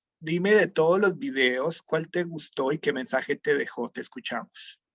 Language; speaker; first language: Spanish; native; Spanish